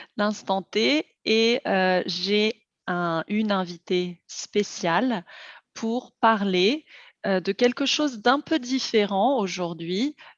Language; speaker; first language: French; native; French